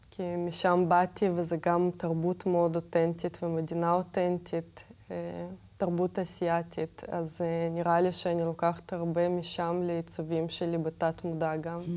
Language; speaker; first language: Hebrew; non-native, fluent; Russian